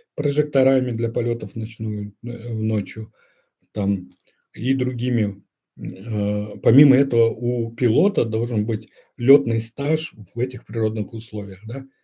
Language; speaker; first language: Russian; non-native, local second language; Kyrgyz